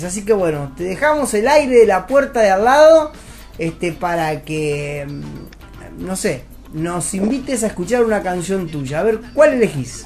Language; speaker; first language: Spanish; native; Spanish